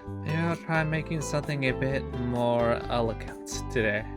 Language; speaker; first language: English; native; English